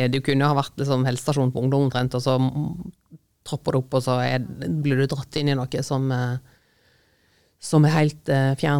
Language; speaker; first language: Norwegian; native; Norwegian